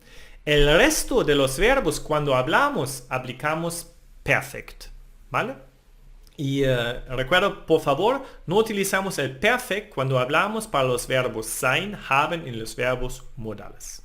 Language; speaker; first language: Spanish; non-native, fluent; German